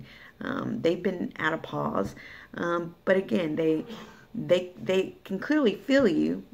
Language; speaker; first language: English; native; English